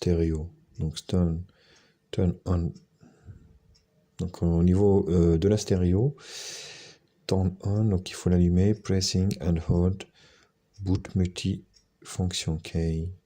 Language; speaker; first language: French; native; French